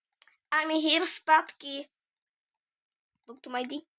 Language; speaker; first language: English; non-native, learner; Czech